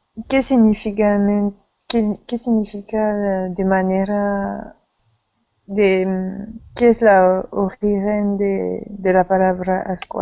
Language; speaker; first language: Spanish; non-native, learner; French